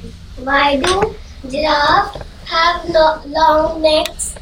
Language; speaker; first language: English; non-native, learner; Hindi